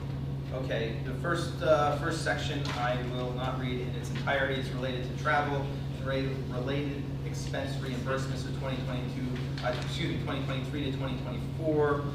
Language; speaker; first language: English; native; English